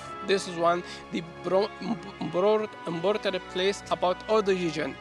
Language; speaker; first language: English; non-native, learner; Arabic